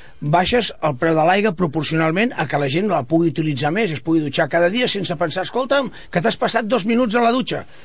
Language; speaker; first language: Catalan; non-native, local second language; Spanish